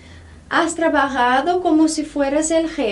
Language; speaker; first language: Spanish; non-native, fluent; Portuguese